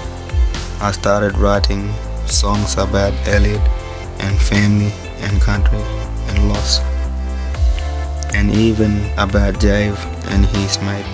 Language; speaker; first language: English; native; English